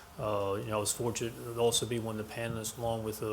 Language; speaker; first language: English; native; English